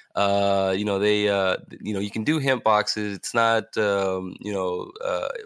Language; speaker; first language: English; native; English